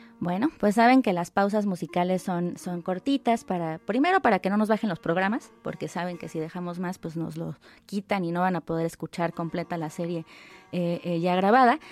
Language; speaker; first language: Spanish; native; Spanish